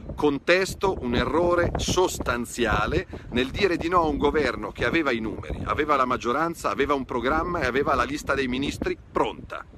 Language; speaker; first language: Italian; native; Italian